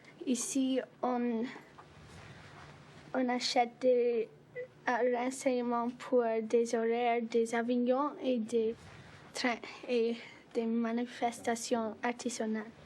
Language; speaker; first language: French; non-native, learner; English